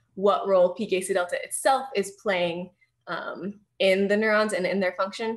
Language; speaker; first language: English; native; English